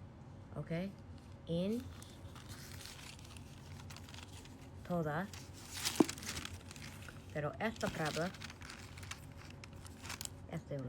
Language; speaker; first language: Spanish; non-native, learner; English